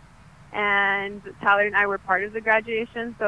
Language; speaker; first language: English; native; English